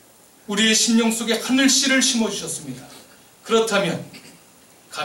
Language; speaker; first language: Korean; native; Korean